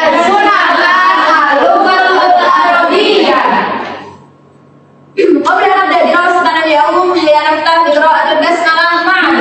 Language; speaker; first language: Arabic; non-native, learner; Indonesian